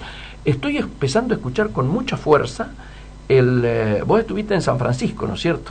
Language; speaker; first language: Spanish; native; Spanish